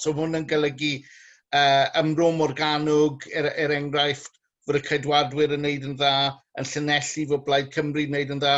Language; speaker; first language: Welsh; native; Welsh